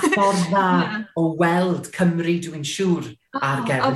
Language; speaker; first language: Welsh; native; Welsh